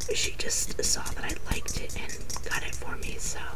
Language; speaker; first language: English; native; English